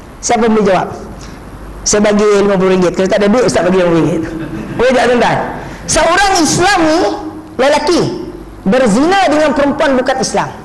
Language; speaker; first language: Malay; non-native, local second language; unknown